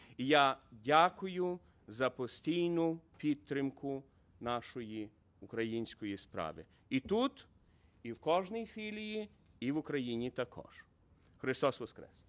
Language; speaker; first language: Ukrainian; native; Ukrainian